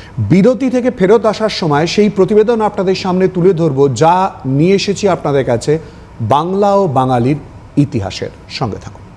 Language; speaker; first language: Bangla; native; Bangla